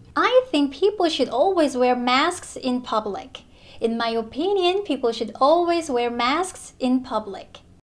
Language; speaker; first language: English; non-native, fluent; Korean